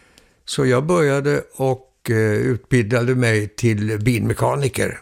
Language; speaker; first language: Swedish; early bilingual, heritage; Swedish